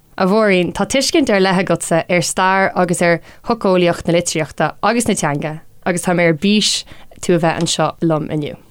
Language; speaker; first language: Irish; non-native, local second language; English